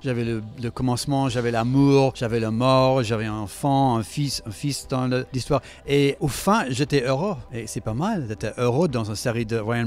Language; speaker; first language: French; non-native, fluent; English